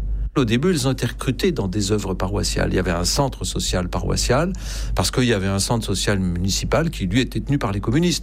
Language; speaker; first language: French; native; French